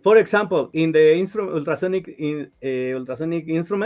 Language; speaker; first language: English; non-native, learner; Spanish